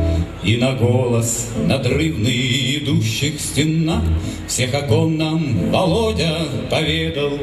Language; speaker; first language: Russian; native; Russian